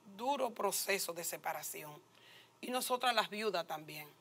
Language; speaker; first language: Spanish; native; Spanish